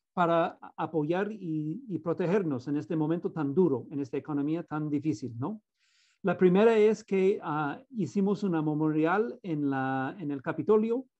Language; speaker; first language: Spanish; non-native, fluent; English